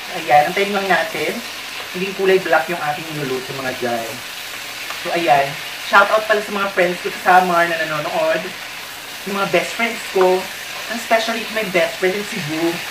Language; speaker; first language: Filipino; non-native, local second language; Waray